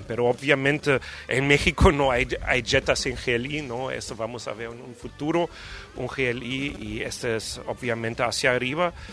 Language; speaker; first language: Spanish; non-native, fluent; German